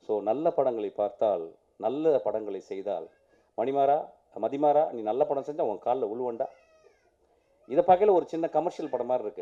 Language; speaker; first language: Tamil; native; Tamil